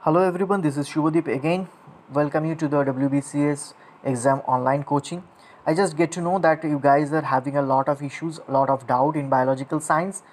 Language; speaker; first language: English; non-native, local second language; Bangla